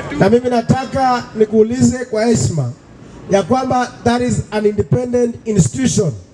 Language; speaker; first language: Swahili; non-native, local second language; Luyia